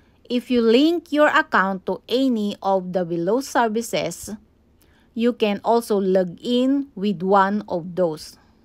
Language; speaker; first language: English; non-native, local second language; Filipino